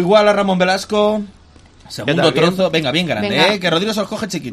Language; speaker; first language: Spanish; native; Spanish